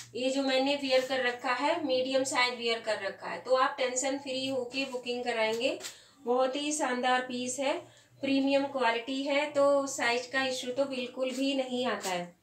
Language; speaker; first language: Hindi; native; Hindi